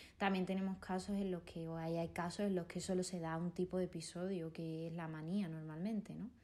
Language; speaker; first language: Spanish; native; Spanish